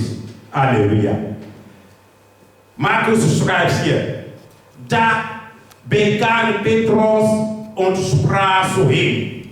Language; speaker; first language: German; non-native, learner; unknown